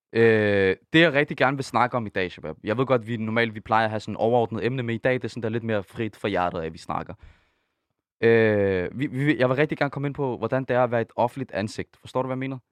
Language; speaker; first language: Danish; early bilingual, other home language; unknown